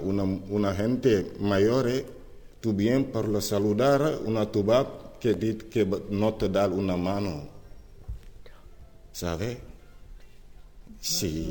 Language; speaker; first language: Spanish; non-native, learner; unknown